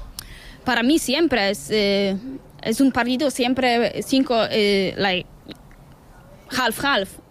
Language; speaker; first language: Spanish; non-native, learner; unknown